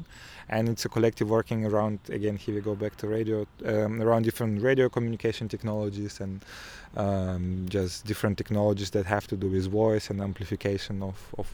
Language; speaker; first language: English; non-native, fluent; Ukrainian